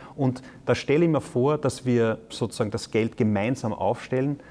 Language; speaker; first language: German; native; German